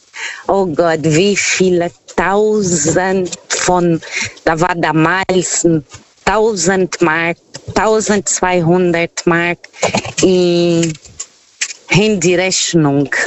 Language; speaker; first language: German; non-native, learner; Portuguese